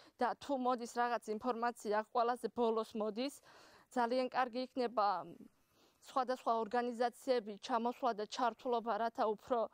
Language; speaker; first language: Georgian; native; Georgian